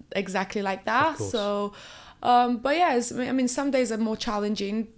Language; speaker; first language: English; early bilingual, other home language; Portuguese